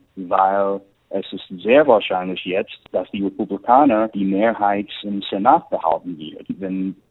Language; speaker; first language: German; non-native, fluent; English